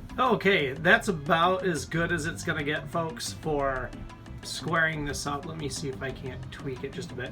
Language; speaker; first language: English; native; English